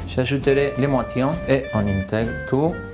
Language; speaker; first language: French; non-native, fluent; Spanish